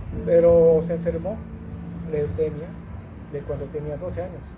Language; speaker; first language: Spanish; non-native, learner; Japanese